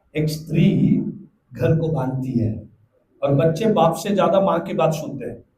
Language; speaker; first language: Hindi; non-native, local second language; Telugu